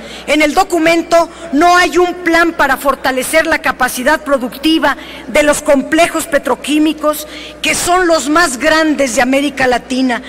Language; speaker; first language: Spanish; native; Spanish